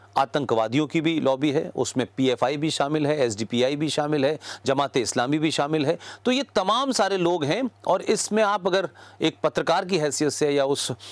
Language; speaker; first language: Hindi; native; Hindi